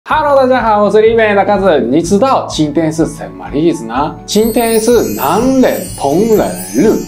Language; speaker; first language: Chinese; non-native, fluent; Japanese